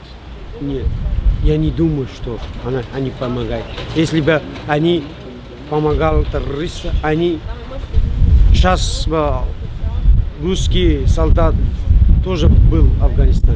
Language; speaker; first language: Russian; non-native, learner; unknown